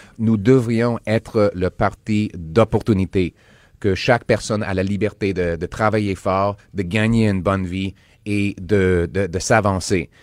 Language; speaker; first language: French; non-native, local second language; English